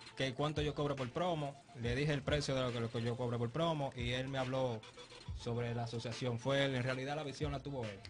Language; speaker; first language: Spanish; native; Spanish